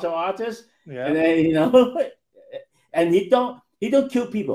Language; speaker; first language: English; non-native, local second language; Cantonese